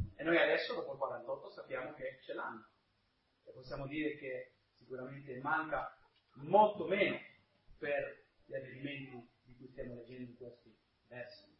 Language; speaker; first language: Italian; non-native, fluent; English